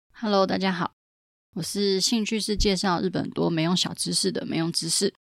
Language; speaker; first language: Chinese; native; Chinese